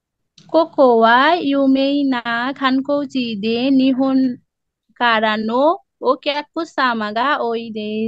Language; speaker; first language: Japanese; non-native, learner; Nepali